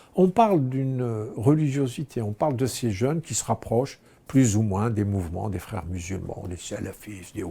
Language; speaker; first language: French; non-native, local second language; Arabic